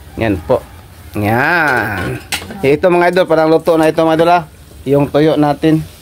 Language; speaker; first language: Filipino; non-native, local second language; Cebuano